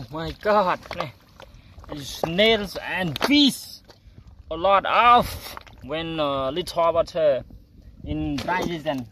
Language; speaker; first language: English; non-native, learner; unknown